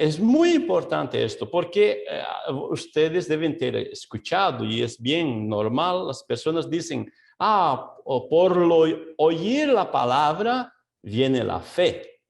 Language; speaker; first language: Spanish; non-native, fluent; Portuguese